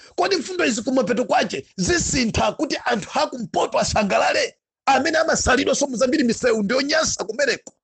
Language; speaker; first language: Nyanja; non-native, local second language; Tumbuka